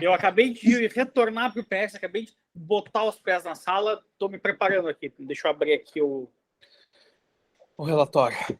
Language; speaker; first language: Portuguese; native; Portuguese